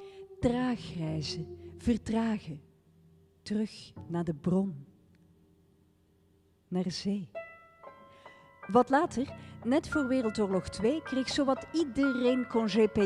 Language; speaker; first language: Dutch; native; Dutch